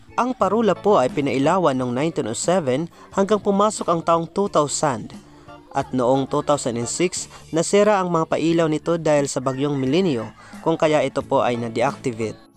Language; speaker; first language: Filipino; non-native, local second language; Waray